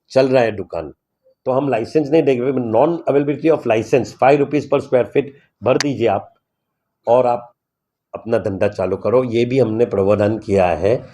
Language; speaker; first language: Hindi; non-native, local second language; Gujarati